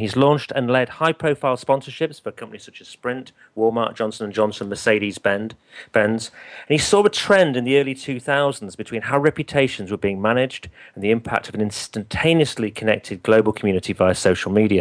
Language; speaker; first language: English; native; English